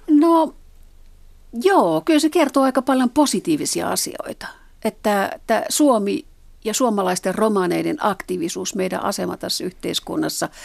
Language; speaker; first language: Finnish; native; Finnish